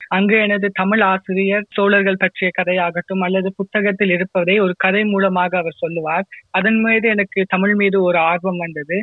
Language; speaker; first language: Tamil; native; Tamil